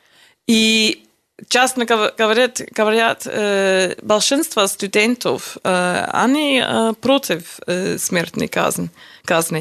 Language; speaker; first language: Russian; non-native, learner; English